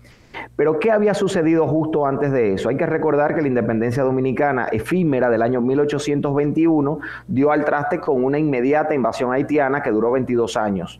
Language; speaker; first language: Spanish; native; Spanish